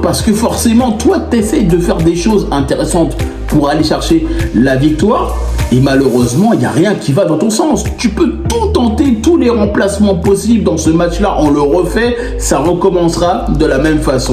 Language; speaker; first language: French; native; French